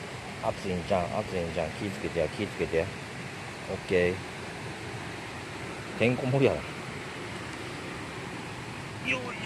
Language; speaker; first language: Japanese; native; Japanese